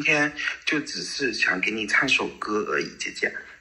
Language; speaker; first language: Chinese; native; Chinese